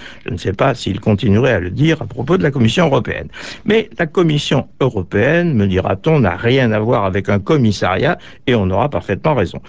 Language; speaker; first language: French; native; French